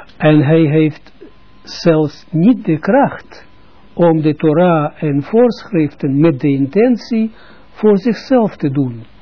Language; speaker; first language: Dutch; non-native, fluent; Russian